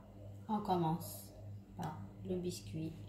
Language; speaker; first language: French; non-native, local second language; Arabic